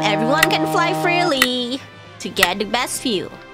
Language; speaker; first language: English; non-native, fluent; Indonesian